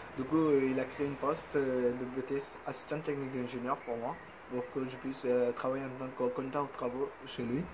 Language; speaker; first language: French; non-native, fluent; Bangla